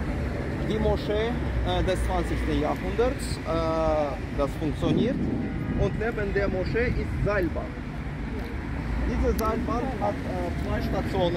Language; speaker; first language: German; non-native, fluent; Azerbaijani